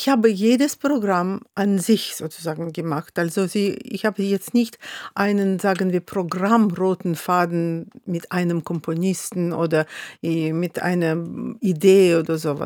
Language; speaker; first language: German; non-native, fluent; Russian